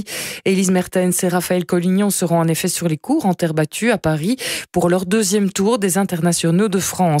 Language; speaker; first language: French; native; French